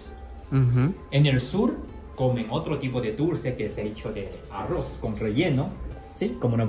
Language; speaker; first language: Spanish; non-native, fluent; Chinese